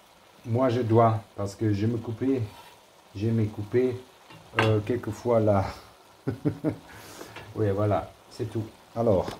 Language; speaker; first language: French; non-native, learner; German